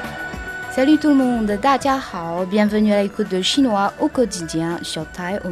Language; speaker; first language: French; non-native, fluent; Chinese